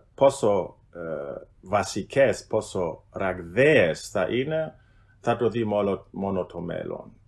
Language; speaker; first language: Greek; non-native, fluent; German